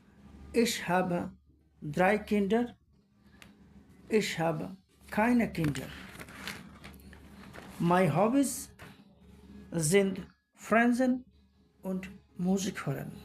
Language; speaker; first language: German; non-native, learner; Bangla